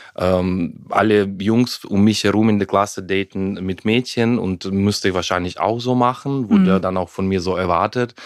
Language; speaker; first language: German; non-native, fluent; Ukrainian